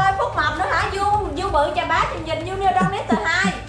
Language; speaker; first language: Vietnamese; native; Vietnamese